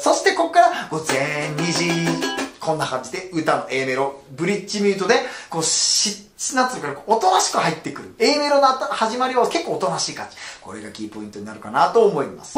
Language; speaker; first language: Japanese; native; Japanese